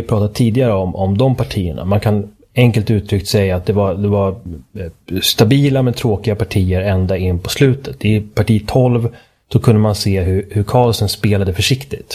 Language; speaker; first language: Swedish; native; Swedish